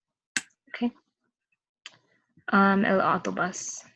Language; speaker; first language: Spanish; non-native, learner; English